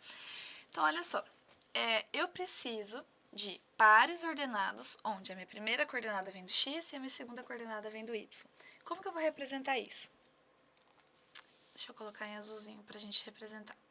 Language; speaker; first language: Portuguese; native; Portuguese